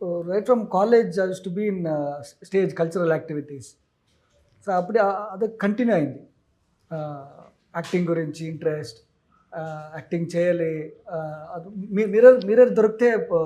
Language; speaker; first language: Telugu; non-native, local second language; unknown